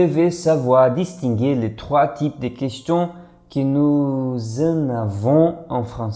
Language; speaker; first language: French; non-native, learner; Portuguese